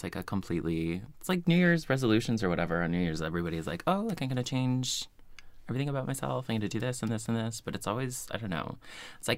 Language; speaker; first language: English; native; English